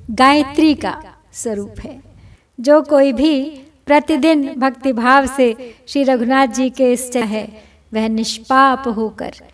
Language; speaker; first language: Hindi; native; Hindi